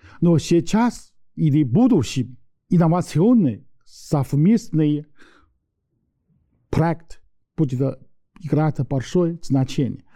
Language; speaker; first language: Russian; non-native, learner; Chinese